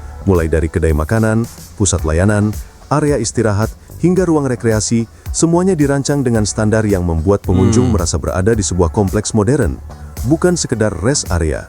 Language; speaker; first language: Indonesian; native; Indonesian